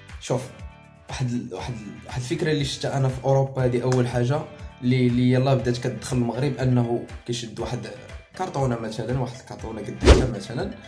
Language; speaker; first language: Arabic; native; Arabic